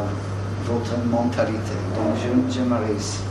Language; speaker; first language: French; non-native, fluent; English